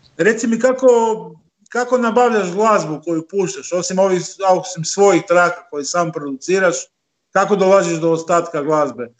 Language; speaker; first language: Croatian; native; Croatian